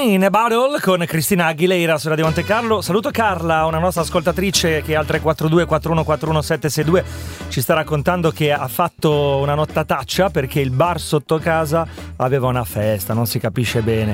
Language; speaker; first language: Italian; native; Italian